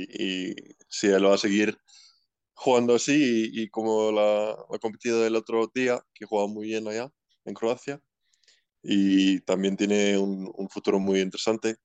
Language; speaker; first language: Spanish; non-native, fluent; Icelandic